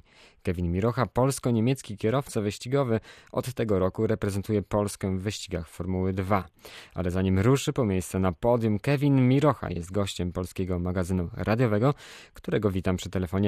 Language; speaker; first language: Polish; native; Polish